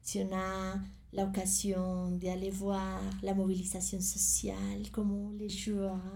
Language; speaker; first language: French; non-native, fluent; Spanish